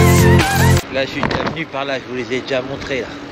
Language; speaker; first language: French; native; French